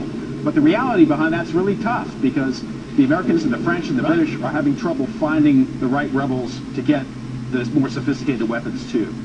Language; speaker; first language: English; native; English